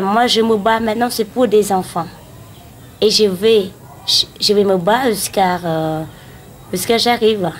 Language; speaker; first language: French; non-native, learner; Khmer